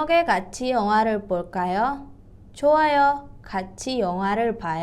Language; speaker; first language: Korean; non-native, fluent; Indonesian